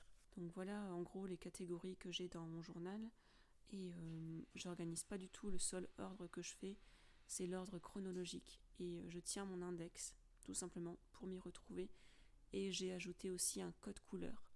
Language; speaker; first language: French; native; French